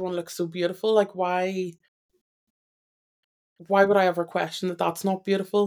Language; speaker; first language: English; native; English